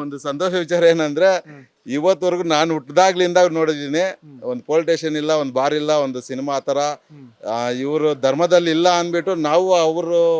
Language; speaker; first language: Kannada; native; Kannada